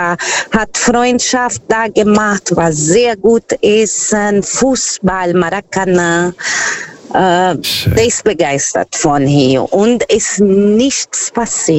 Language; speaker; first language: German; non-native, fluent; Portuguese